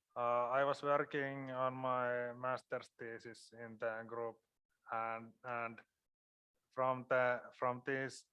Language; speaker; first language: English; non-native, fluent; Finnish